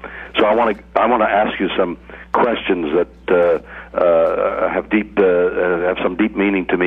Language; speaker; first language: English; native; English